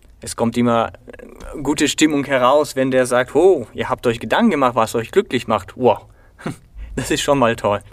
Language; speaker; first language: German; non-native, fluent; Bulgarian